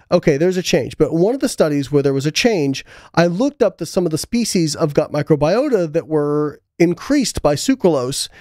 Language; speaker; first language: English; native; English